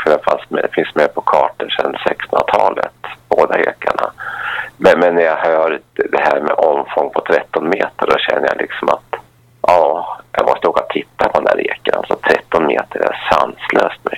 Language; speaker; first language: Swedish; native; Swedish